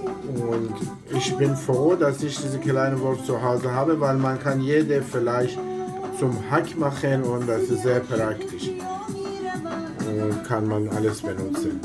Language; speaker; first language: German; non-native, learner; Persian